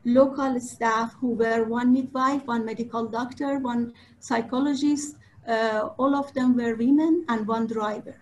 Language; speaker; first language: English; non-native, fluent; Persian